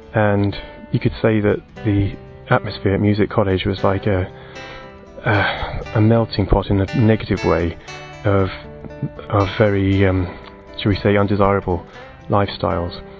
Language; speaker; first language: English; native; English